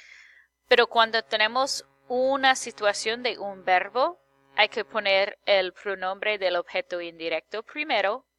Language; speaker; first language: Spanish; non-native, fluent; English